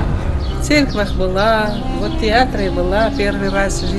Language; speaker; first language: Russian; non-native, local second language; Armenian